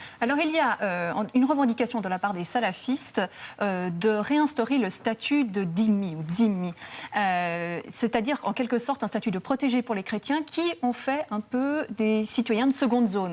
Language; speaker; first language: French; native; French